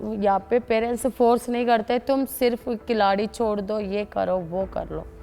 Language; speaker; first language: Hindi; non-native, local second language; Telugu